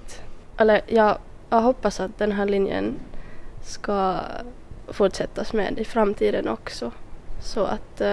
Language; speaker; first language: Swedish; non-native, local second language; Finnish